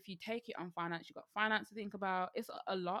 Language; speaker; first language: English; native; English